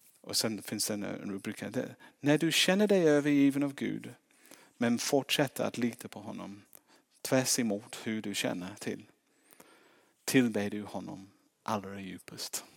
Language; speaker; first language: Swedish; non-native, fluent; English